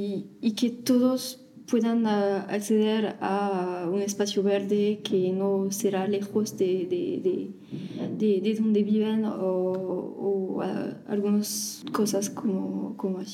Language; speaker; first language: Spanish; non-native, learner; French